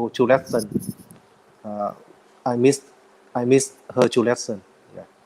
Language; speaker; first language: English; non-native, learner; Vietnamese